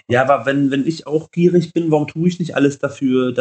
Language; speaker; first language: German; native; German